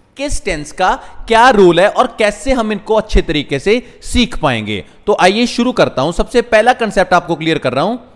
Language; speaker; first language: Hindi; non-native, local second language; Punjabi